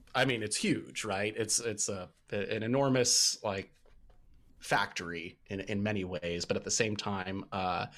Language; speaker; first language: English; native; English